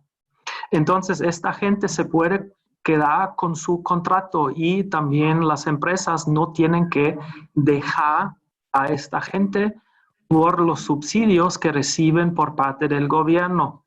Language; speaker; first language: Spanish; non-native, fluent; German